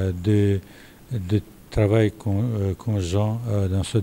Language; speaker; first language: French; non-native, fluent; Russian